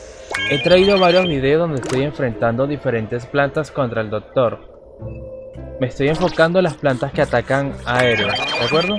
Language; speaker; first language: Spanish; native; Spanish